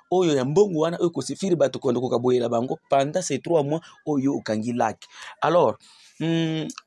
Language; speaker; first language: Lingala; non-native, local second language; Swahili